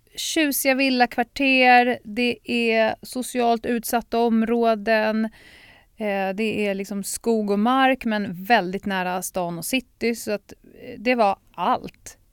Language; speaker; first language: Swedish; native; Swedish